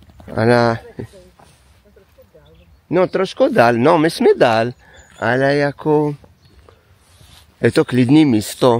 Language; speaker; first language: Czech; non-native, learner; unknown